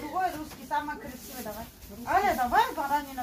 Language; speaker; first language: Russian; non-native, learner; Vietnamese